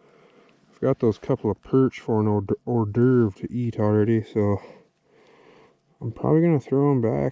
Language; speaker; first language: English; native; English